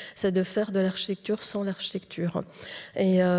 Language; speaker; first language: French; native; French